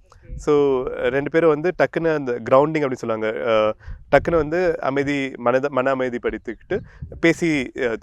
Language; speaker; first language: Tamil; native; Tamil